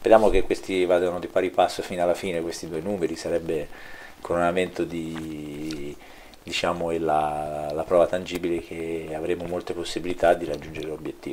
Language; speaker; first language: Italian; native; Italian